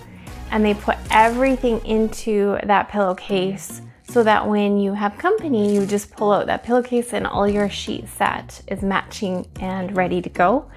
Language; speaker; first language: English; native; English